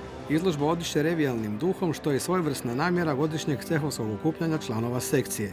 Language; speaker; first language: Croatian; native; Croatian